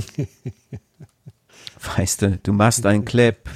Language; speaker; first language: German; non-native, fluent; English